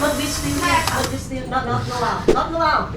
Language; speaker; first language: English; non-native, learner; Vietnamese